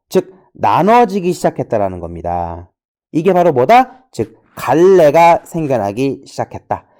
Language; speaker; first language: Korean; native; Korean